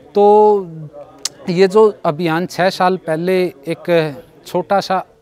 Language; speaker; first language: Hindi; native; Hindi